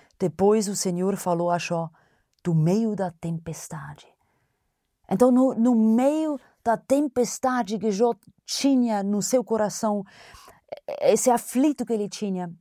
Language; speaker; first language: Portuguese; non-native, fluent; German